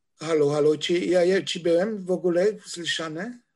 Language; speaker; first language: Polish; non-native, fluent; Hungarian